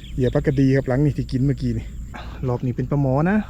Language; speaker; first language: Thai; native; Thai